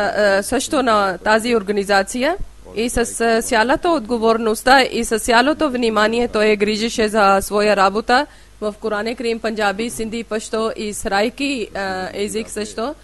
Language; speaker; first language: Bulgarian; non-native, learner; Urdu